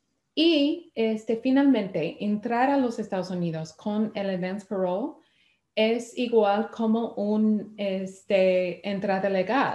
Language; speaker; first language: Spanish; non-native, fluent; English